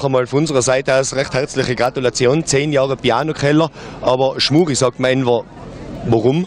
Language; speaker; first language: German; native; German